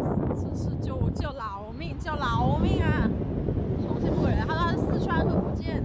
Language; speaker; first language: Chinese; native; Chinese